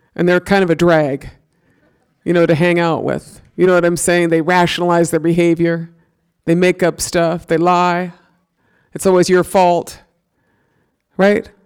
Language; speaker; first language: English; native; English